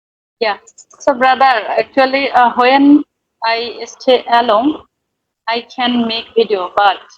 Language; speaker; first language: English; non-native, learner; Bangla